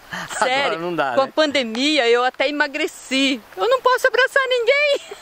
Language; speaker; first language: Portuguese; native; Portuguese